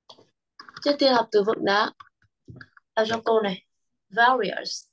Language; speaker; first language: Vietnamese; native; Vietnamese